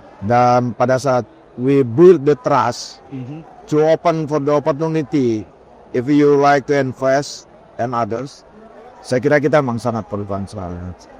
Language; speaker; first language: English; non-native, learner; Indonesian